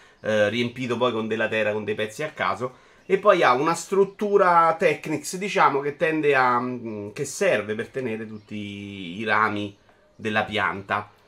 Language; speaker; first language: Italian; native; Italian